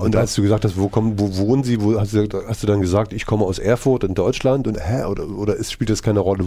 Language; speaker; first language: German; native; German